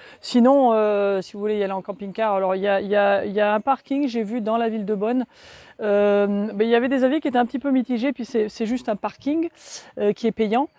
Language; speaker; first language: French; native; French